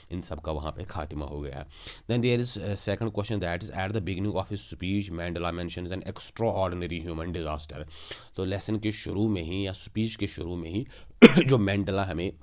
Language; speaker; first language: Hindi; non-native, local second language; Kashmiri